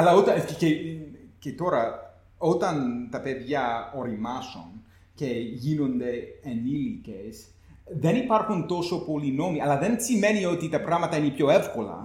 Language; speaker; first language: Greek; non-native, fluent; English